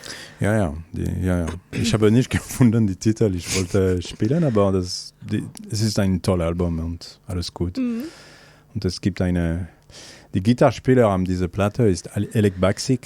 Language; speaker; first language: German; non-native, learner; French